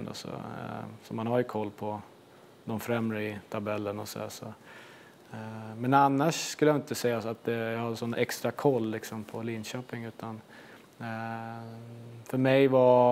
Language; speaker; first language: Swedish; native; Swedish